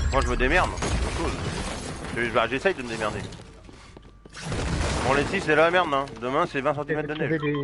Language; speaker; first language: French; native; French